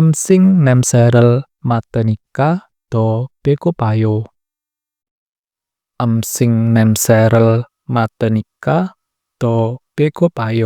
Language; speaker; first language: Korean; non-native, fluent; Indonesian